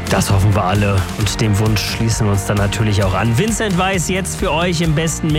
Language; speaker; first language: German; native; German